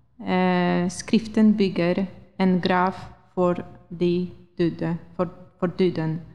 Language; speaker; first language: Norwegian; non-native, fluent; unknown